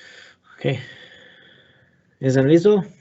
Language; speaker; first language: Spanish; non-native, learner; English